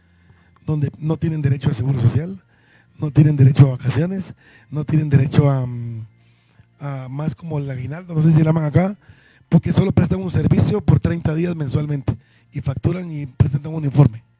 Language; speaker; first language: Spanish; native; Spanish